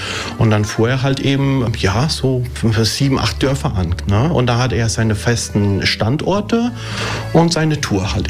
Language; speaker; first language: German; early bilingual, other home language; Italian